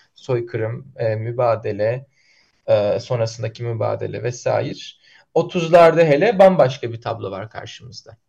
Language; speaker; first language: Turkish; native; Turkish